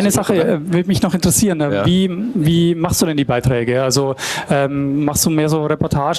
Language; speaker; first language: German; native; German